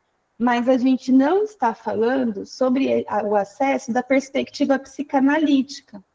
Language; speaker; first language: Portuguese; native; Portuguese